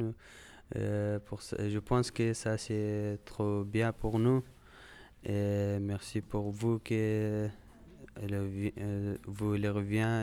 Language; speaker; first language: French; non-native, learner; Persian